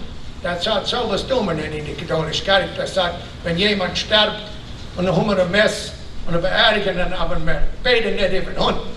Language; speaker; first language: German; early bilingual, heritage; German